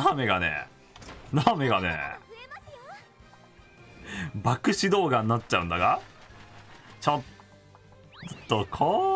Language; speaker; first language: Japanese; native; Japanese